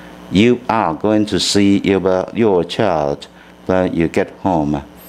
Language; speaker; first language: English; non-native, fluent; Chinese